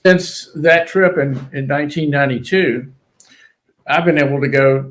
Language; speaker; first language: English; native; English